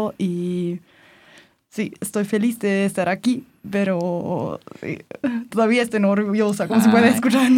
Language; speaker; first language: Spanish; non-native, learner; German